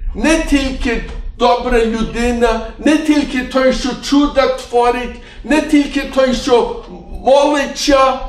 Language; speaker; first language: Ukrainian; early bilingual, other home language; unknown